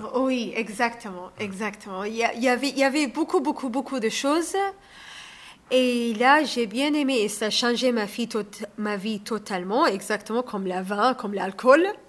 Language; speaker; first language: French; non-native, learner; Somali